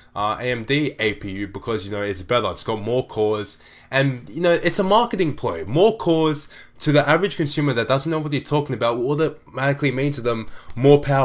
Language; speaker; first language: English; native; English